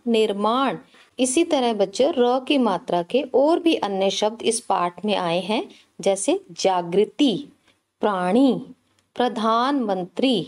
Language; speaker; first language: Hindi; native; Hindi